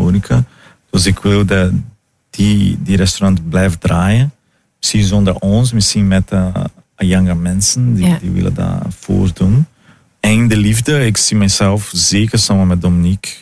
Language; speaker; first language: Dutch; non-native, fluent; Portuguese